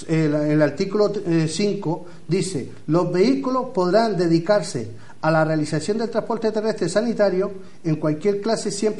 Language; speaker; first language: Spanish; native; Spanish